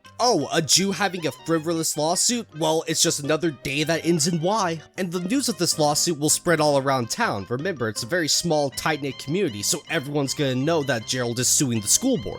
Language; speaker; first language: English; native; English